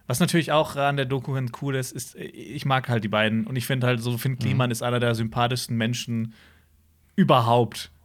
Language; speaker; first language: German; native; German